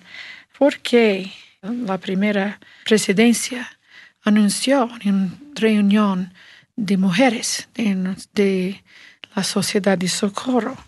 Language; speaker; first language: Spanish; non-native, learner; English